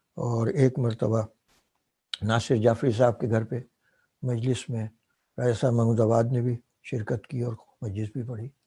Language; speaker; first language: Urdu; native; Urdu